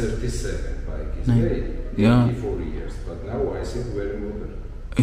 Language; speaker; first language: English; non-native, learner; Georgian